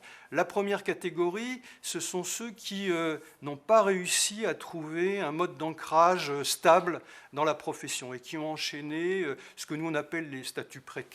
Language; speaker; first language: French; native; French